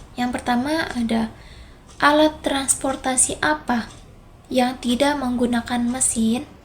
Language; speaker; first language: Indonesian; native; Indonesian